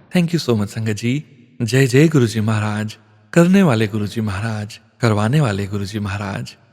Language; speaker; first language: Hindi; native; Hindi